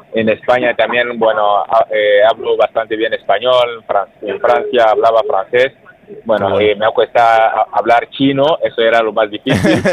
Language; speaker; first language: Spanish; non-native, fluent; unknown